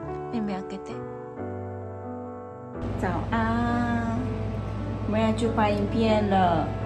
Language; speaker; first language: Chinese; non-native, fluent; Japanese